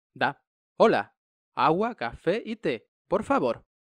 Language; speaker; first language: Spanish; non-native, fluent; Russian